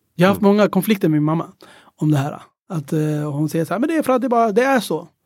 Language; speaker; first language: Swedish; early bilingual, other home language; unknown